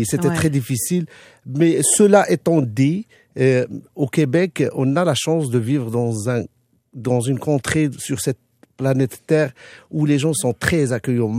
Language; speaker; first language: French; non-native, local second language; Arabic